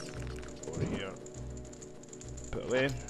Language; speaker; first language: English; native; English